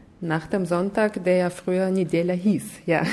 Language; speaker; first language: German; non-native, fluent; Russian